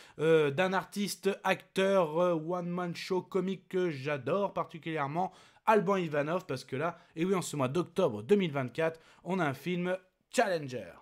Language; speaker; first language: French; native; French